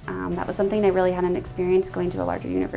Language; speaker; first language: English; native; English